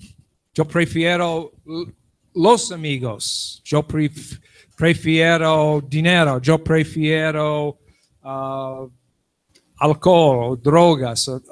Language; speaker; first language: Spanish; non-native, learner; English